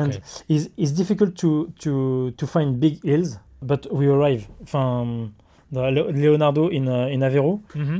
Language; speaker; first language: English; non-native, learner; French